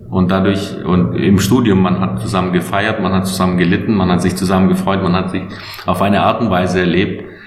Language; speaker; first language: German; non-native, fluent; Albanian